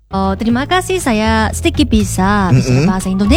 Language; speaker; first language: Indonesian; non-native, learner; Korean